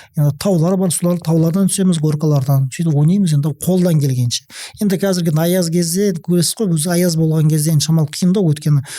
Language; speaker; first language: Kazakh; non-native, local second language; Russian